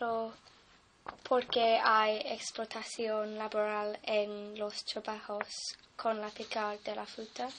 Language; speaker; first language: Spanish; non-native, learner; English